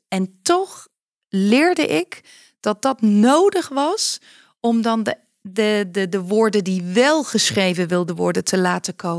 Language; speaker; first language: Dutch; non-native, fluent; English